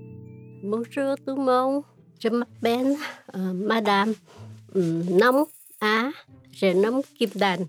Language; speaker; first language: French; non-native, learner; Thai